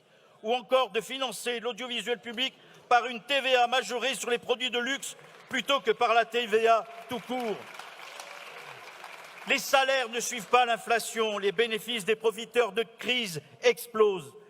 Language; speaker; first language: French; native; French